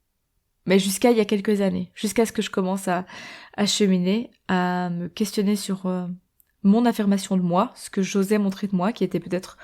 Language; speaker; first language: French; native; French